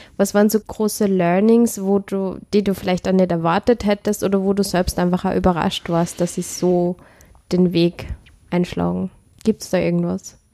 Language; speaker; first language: German; native; German